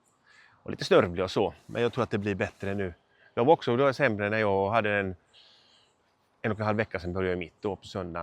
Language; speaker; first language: Swedish; native; Swedish